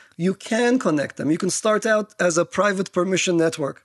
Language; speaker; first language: English; non-native, fluent; Turkish